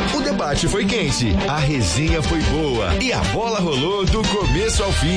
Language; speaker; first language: Portuguese; native; Portuguese